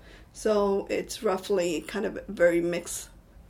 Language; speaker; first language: English; non-native, fluent; Spanish